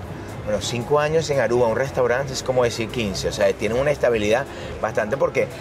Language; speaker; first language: Spanish; native; Spanish